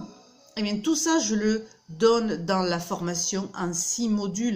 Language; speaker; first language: French; native; French